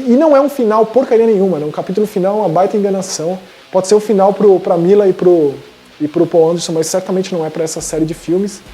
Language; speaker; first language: Portuguese; native; Portuguese